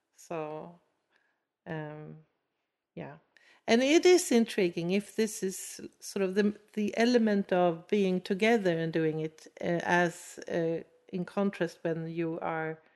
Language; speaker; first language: English; non-native, fluent; Swedish